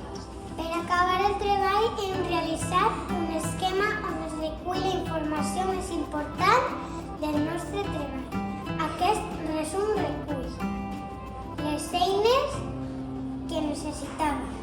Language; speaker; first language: Catalan; non-native, local second language; Spanish